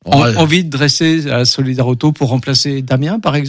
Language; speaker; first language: French; native; French